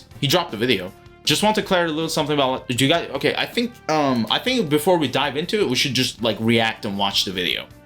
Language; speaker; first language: English; native; English